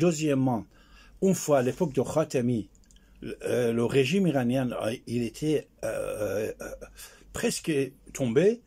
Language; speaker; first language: French; non-native, fluent; Persian